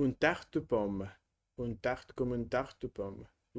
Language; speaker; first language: French; non-native, learner; Russian